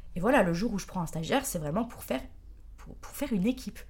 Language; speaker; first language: French; native; French